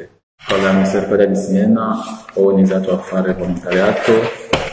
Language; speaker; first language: Italian; non-native, fluent; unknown